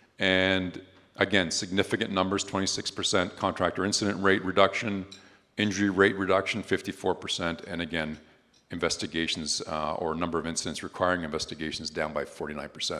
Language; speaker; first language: English; native; English